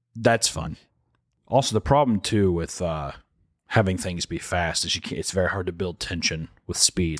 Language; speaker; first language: English; native; English